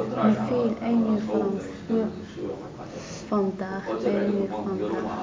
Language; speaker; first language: Dutch; non-native, learner; Arabic